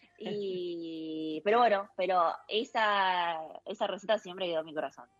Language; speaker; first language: Spanish; early bilingual, other home language; Chinese